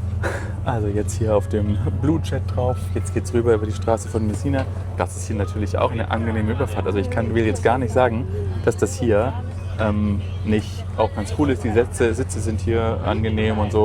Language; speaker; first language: German; native; German